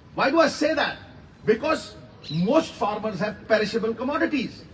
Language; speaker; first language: English; non-native, local second language; Punjabi